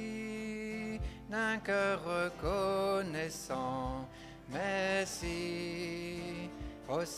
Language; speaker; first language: French; native; French